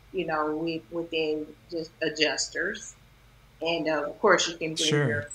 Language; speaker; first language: English; native; English